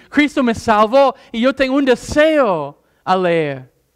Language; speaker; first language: Spanish; non-native, fluent; English